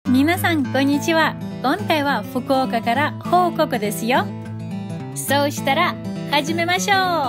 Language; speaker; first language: Japanese; non-native, fluent; Russian